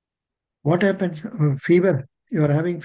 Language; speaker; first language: English; non-native, local second language; Telugu